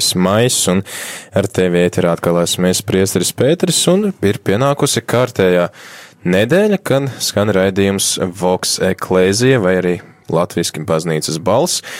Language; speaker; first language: Latvian; native; Latvian